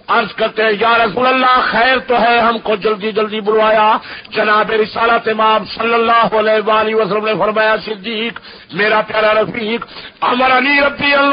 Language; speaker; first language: Urdu; non-native, local second language; Saraiki